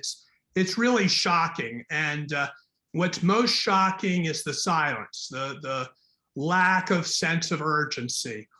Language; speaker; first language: English; native; English